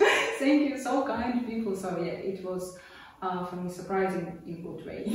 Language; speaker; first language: English; non-native, fluent; Ukrainian